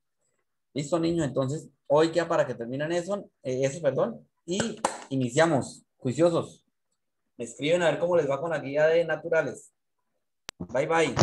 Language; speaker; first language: Spanish; native; Spanish